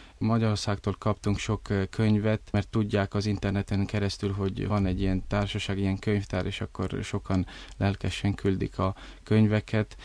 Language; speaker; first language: Hungarian; early bilingual, heritage; Italian